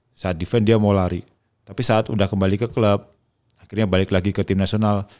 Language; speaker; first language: Indonesian; native; Indonesian